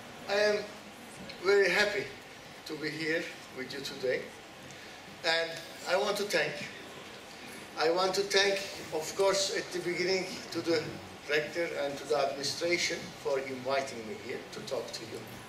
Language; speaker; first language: English; non-native, fluent; Turkish